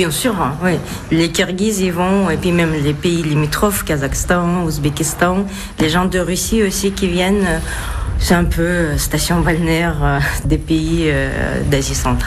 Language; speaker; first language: French; non-native, fluent; Russian